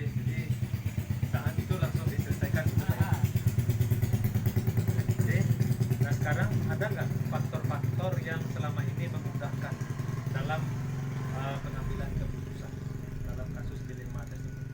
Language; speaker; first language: Indonesian; native; Indonesian